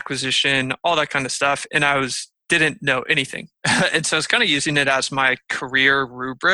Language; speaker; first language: English; native; English